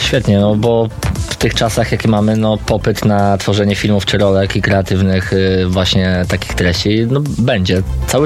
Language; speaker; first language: Polish; native; Polish